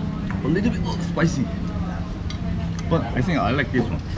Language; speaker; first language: English; non-native, learner; Korean